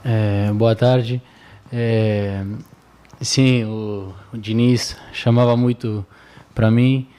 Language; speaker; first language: Portuguese; non-native, learner; Spanish